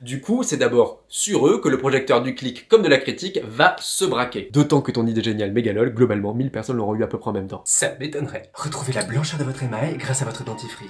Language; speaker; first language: French; native; French